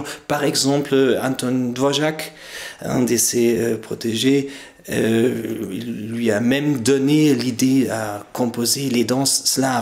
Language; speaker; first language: French; non-native, fluent; German